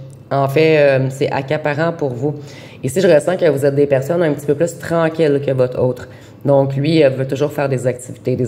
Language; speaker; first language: French; native; French